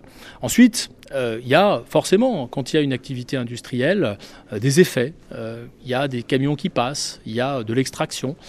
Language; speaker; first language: French; native; French